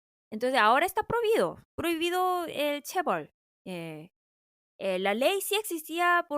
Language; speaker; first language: Spanish; non-native, fluent; Korean